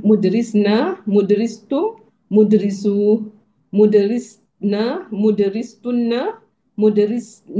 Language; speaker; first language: Arabic; non-native, learner; Malay